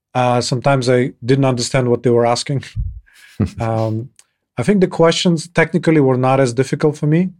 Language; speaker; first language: English; non-native, fluent; Kyrgyz